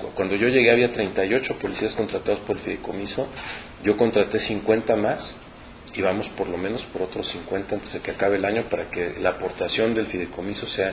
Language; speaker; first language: Spanish; native; Spanish